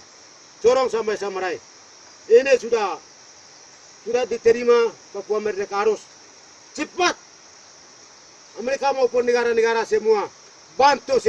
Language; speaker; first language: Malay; non-native, local second language; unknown